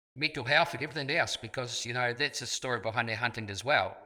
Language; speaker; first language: English; native; English